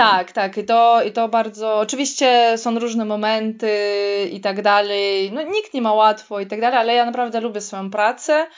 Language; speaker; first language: Polish; non-native, fluent; Russian